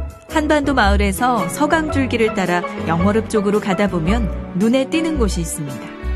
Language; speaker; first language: Korean; native; Korean